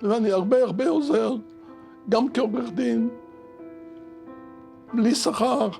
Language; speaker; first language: Hebrew; early bilingual, other home language; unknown